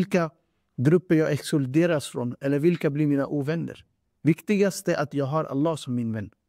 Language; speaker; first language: Swedish; non-native, fluent; Urdu